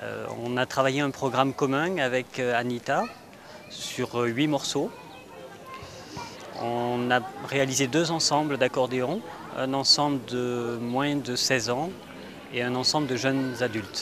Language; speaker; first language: French; native; French